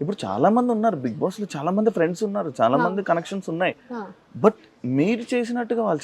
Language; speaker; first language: Telugu; native; Telugu